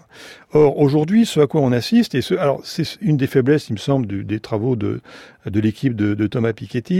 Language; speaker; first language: French; native; French